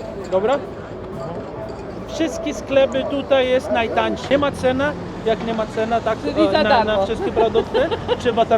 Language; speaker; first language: Polish; non-native, learner; Arabic